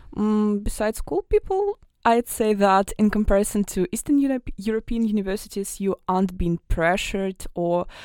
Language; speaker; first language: English; non-native, fluent; Russian